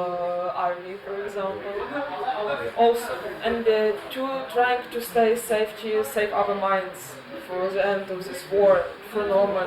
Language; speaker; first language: English; non-native, learner; Ukrainian